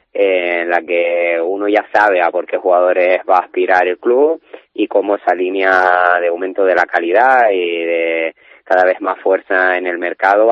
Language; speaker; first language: Spanish; native; Spanish